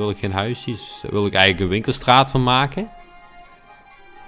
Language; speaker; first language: Dutch; native; Dutch